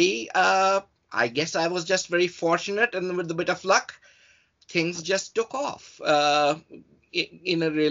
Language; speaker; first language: English; non-native, local second language; Urdu